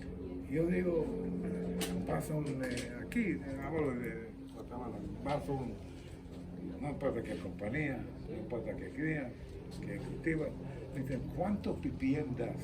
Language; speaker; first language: Spanish; non-native, fluent; Hebrew